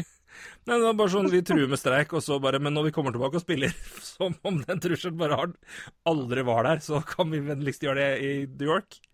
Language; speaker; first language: Norwegian; native; Norwegian